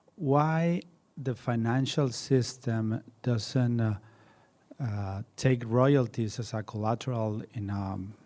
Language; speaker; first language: English; non-native, fluent; Spanish